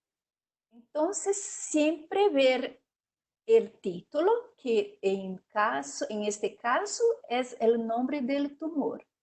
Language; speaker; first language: Spanish; non-native, learner; Portuguese